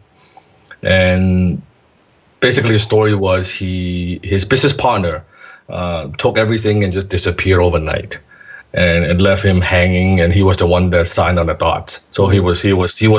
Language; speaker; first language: English; non-native, local second language; Cantonese